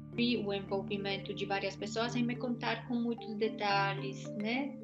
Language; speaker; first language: Portuguese; non-native, fluent; Polish